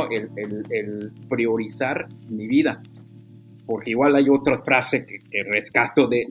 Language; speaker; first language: Spanish; native; Spanish